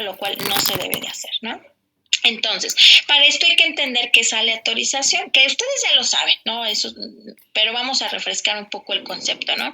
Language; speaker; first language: Spanish; native; Spanish